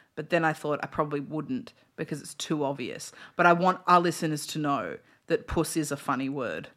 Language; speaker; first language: English; native; English